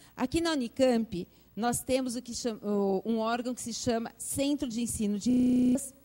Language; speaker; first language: Portuguese; native; Portuguese